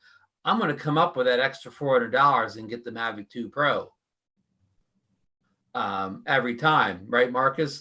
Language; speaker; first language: English; native; English